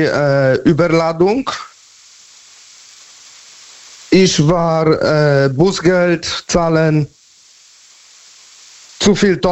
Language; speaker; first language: German; non-native, learner; Polish